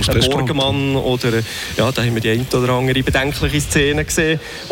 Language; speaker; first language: German; native; German